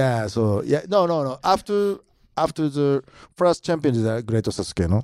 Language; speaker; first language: English; non-native, learner; Japanese